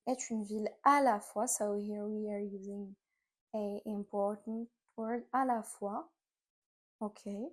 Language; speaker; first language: French; non-native, fluent; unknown